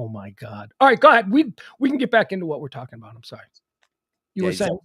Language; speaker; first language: English; native; English